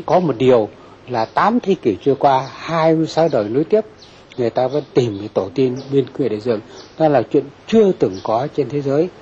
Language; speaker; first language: Vietnamese; native; Vietnamese